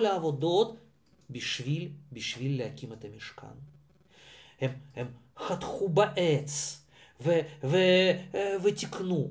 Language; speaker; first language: Hebrew; non-native, fluent; Russian